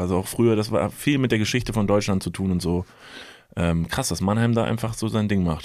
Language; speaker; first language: German; native; German